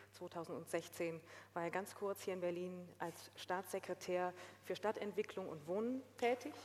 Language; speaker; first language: German; native; German